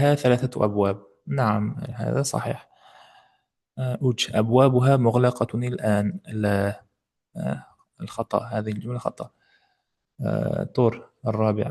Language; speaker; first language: Arabic; non-native, fluent; Uzbek